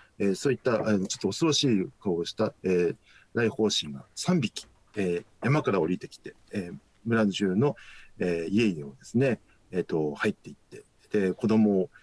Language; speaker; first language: Japanese; native; Japanese